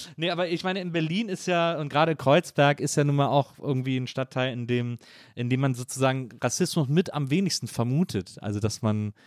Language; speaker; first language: German; native; German